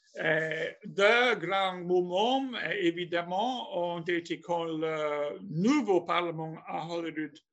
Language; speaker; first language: French; non-native, fluent; English